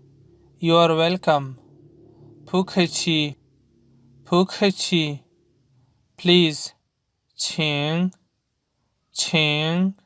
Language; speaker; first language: Chinese; non-native, learner; Urdu